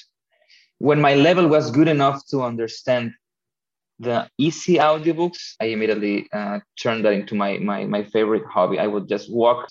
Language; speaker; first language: English; non-native, fluent; Spanish